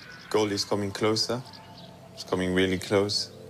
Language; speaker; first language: English; non-native, fluent; Luxembourgish